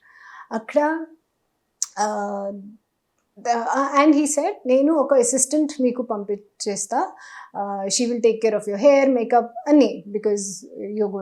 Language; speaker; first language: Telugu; non-native, learner; Hindi